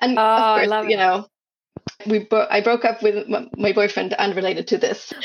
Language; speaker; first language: English; non-native, fluent; Hebrew